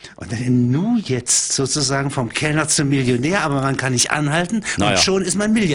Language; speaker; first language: German; native; German